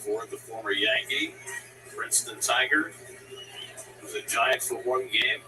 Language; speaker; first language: English; native; English